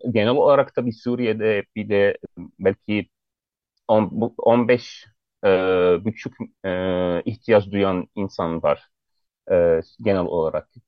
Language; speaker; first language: Turkish; non-native, fluent; Arabic